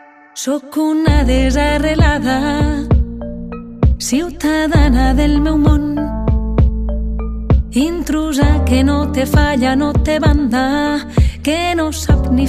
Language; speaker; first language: Catalan; non-native, local second language; Spanish